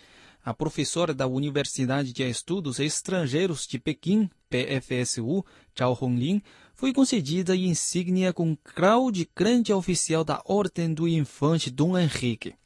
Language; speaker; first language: Portuguese; non-native, fluent; Chinese